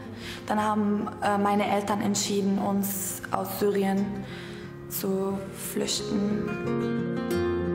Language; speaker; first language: German; non-native, fluent; Arabic